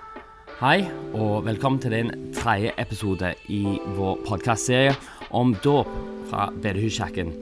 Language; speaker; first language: Norwegian; non-native, fluent; English